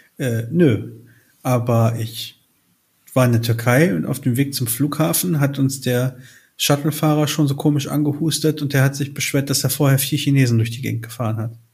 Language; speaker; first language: German; early bilingual, other home language; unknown